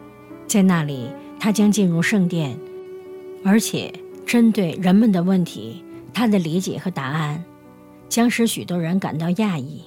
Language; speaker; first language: Chinese; native; Chinese